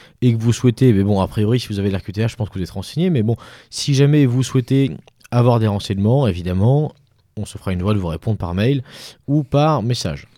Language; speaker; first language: French; native; French